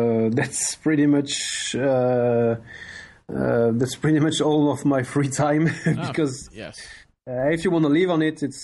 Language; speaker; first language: English; non-native, fluent; French